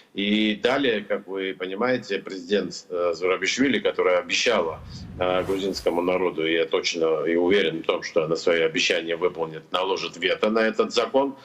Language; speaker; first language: Russian; non-native, local second language; Georgian